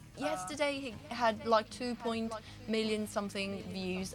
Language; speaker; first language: English; non-native, fluent; Italian